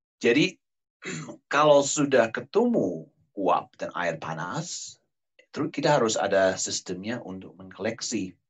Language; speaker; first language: Indonesian; non-native, fluent; English